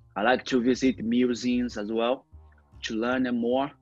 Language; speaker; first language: English; non-native, learner; Portuguese